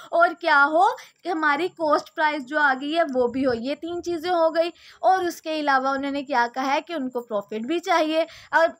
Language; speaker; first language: Urdu; native; Urdu